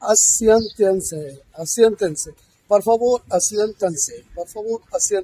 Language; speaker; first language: Spanish; non-native, learner; Hindi